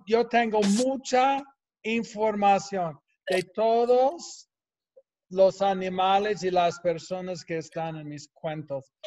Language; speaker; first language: Spanish; non-native, fluent; English